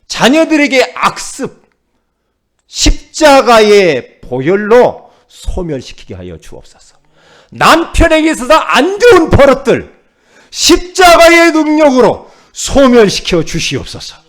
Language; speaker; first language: Korean; native; Korean